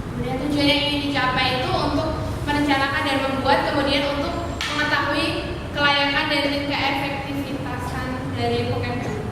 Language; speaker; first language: Indonesian; native; Indonesian